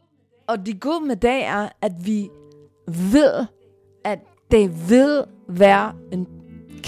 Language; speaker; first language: Danish; non-native, fluent; English